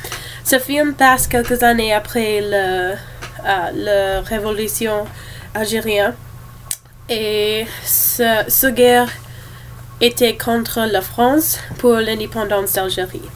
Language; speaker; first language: French; non-native, learner; English